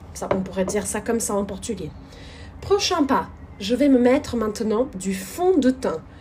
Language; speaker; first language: French; non-native, fluent; Portuguese